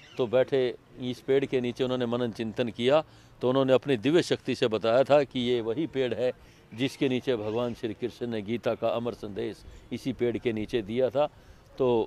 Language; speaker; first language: Hindi; native; Hindi